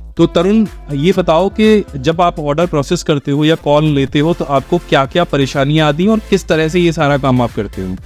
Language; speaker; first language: Hindi; native; Hindi